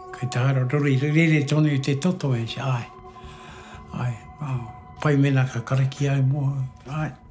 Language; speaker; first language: Māori; native; Māori